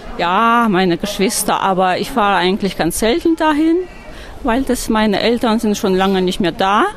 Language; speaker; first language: German; non-native, fluent; Russian